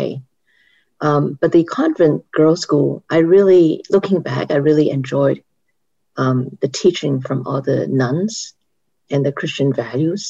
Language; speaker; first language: English; native; English